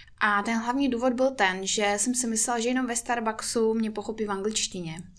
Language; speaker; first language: Czech; non-native, fluent; Russian